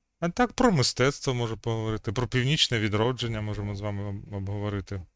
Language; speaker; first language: Ukrainian; native; Ukrainian